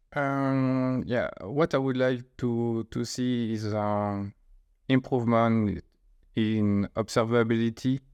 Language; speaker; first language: English; non-native, fluent; French